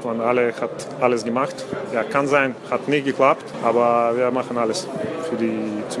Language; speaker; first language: German; non-native, learner; Russian